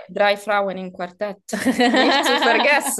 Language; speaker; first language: German; non-native, fluent; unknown